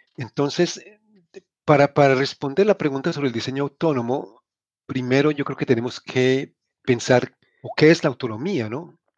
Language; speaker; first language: Spanish; native; Spanish